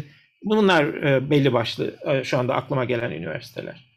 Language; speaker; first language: Turkish; native; Turkish